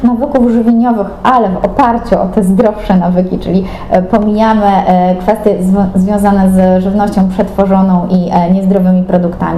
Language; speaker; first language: Polish; native; Polish